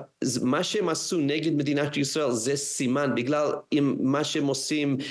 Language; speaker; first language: Hebrew; non-native, fluent; English